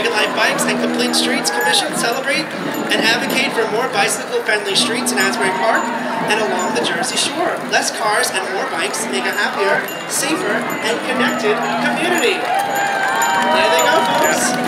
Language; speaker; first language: English; native; English